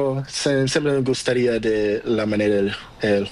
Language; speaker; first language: Spanish; non-native, learner; Portuguese